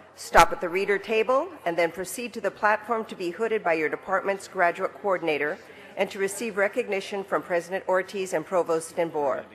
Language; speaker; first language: English; native; English